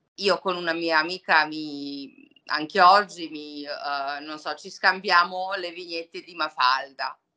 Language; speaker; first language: Italian; non-native, fluent; Serbian